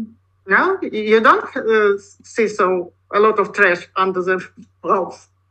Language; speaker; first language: English; non-native, learner; Russian